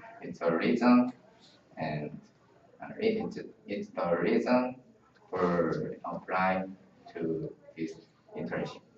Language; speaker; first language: English; non-native, learner; Korean